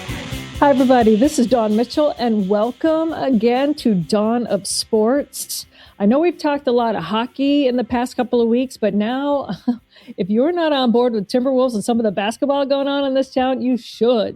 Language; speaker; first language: English; native; English